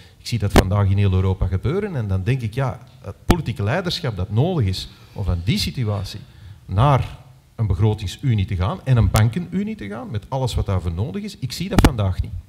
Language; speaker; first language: Dutch; native; Dutch